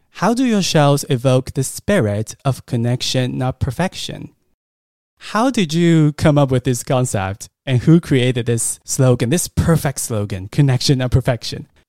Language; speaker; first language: English; non-native, fluent; Chinese